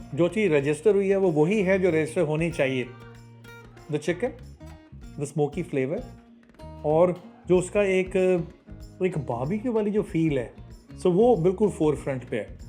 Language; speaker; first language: Urdu; native; Urdu